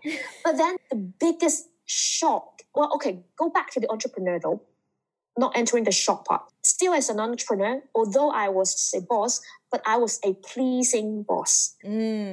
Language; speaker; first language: English; non-native, local second language; Cantonese